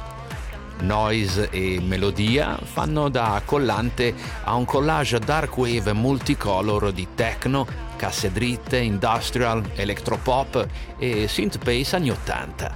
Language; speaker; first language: Italian; native; Italian